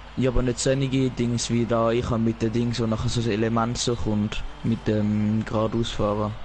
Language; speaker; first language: German; native; German